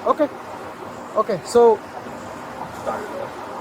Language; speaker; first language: Spanish; early bilingual, heritage; Spanish